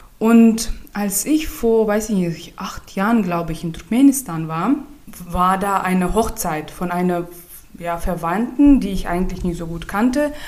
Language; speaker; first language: German; non-native, fluent; Turkmen